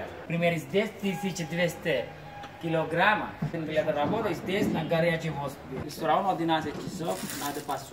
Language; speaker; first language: Russian; non-native, learner; Sinhala